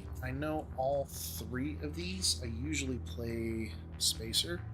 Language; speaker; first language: English; native; English